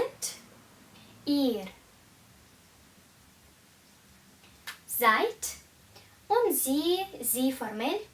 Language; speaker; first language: German; non-native, fluent; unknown